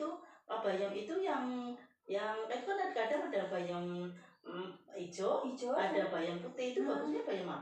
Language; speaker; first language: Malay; non-native, local second language; Javanese